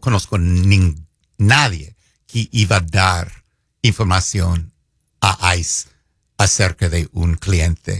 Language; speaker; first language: Spanish; non-native, fluent; English